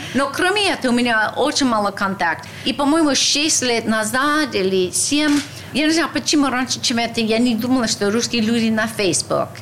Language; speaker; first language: Russian; non-native, learner; English